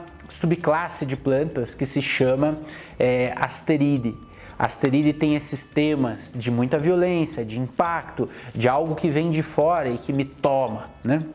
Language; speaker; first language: Portuguese; native; Portuguese